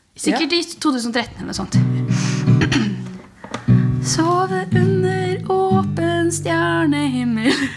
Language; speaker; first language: Norwegian; native; Norwegian